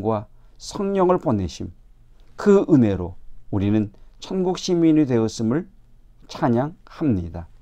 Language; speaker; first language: Korean; native; Korean